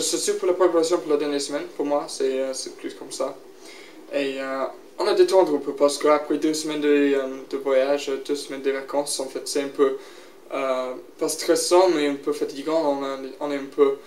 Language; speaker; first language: French; non-native, learner; English